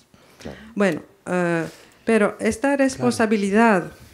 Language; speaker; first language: Spanish; non-native, fluent; French